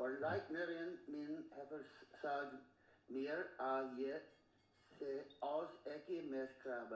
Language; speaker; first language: Icelandic; non-native, learner; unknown